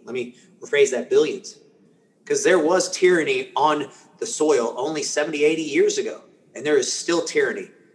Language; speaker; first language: English; early bilingual, other home language; Spanish